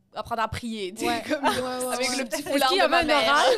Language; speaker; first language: French; non-native, local second language; Arabic